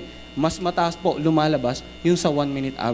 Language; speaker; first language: Filipino; native; Filipino